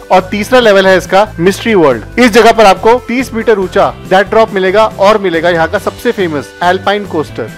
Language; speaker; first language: Hindi; native; Hindi